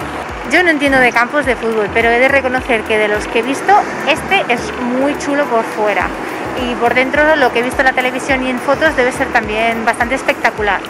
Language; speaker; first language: Spanish; native; Spanish